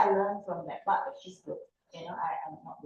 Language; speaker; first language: English; non-native, fluent; Min Nan Chinese